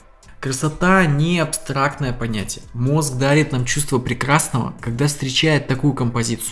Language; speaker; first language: Russian; native; Russian